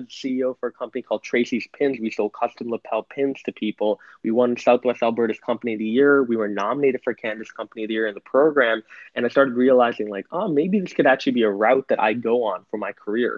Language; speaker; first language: English; native; English